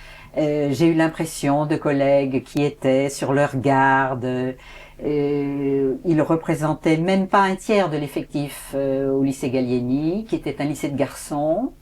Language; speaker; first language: French; native; French